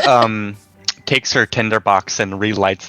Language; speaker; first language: English; native; English